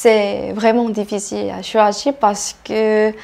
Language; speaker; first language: French; non-native, fluent; Korean